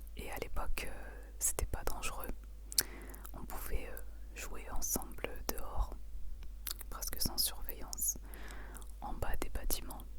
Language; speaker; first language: French; early bilingual, other home language; Aramaic